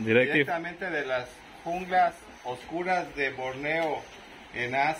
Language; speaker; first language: Spanish; native; Spanish